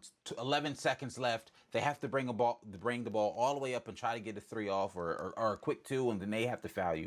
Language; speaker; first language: English; native; English